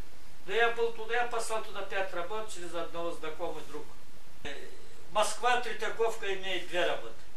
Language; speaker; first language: Russian; non-native, local second language; Gagauz